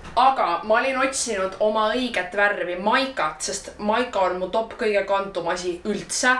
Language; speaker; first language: Estonian; native; Estonian